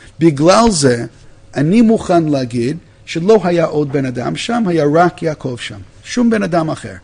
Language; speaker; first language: Hebrew; non-native, fluent; English